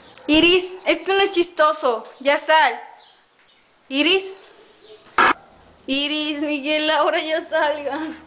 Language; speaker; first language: Spanish; native; Spanish